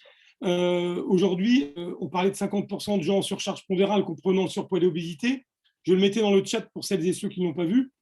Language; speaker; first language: French; native; French